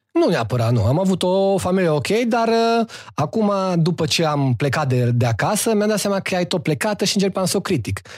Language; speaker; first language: Romanian; native; Romanian